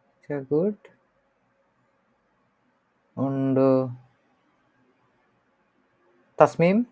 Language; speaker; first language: German; non-native, learner; Bangla